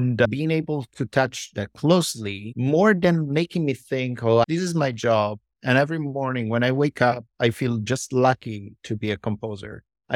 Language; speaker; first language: English; non-native, fluent; Italian